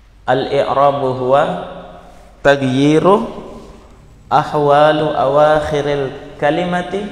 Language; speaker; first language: Arabic; non-native, fluent; Indonesian